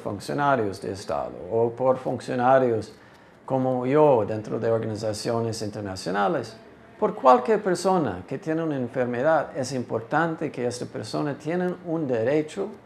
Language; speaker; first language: Spanish; non-native, fluent; English